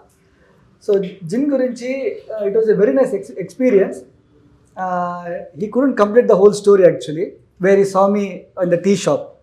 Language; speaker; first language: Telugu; non-native, learner; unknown